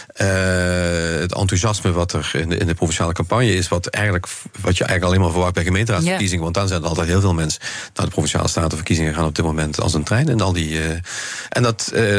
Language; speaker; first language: Dutch; native; Dutch